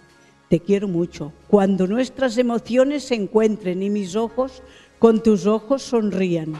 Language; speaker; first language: Catalan; native; Catalan